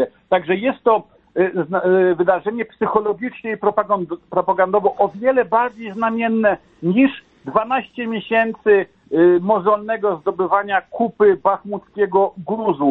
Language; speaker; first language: Polish; native; Polish